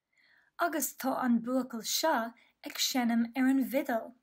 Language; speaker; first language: Irish; non-native, local second language; English